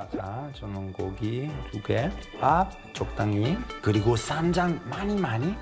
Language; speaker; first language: Korean; non-native, fluent; Italian